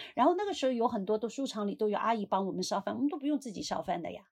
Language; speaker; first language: Chinese; native; Chinese